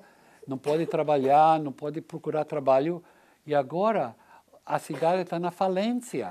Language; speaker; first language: Portuguese; non-native, learner; English